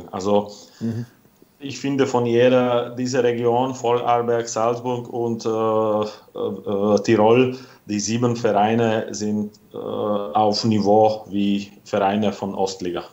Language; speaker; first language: German; non-native, fluent; Slovak